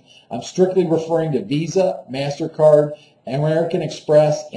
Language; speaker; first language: English; native; English